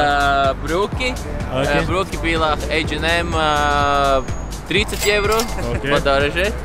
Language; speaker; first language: Russian; non-native, local second language; Latvian